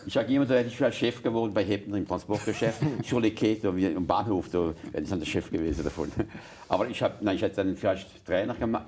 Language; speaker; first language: German; non-native, local second language; French